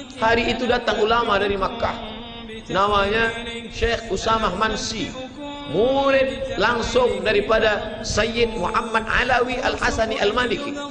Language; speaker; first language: Malay; native; Malay